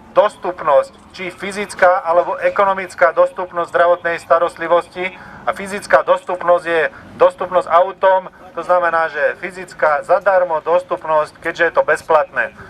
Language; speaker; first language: Slovak; non-native, local second language; Hungarian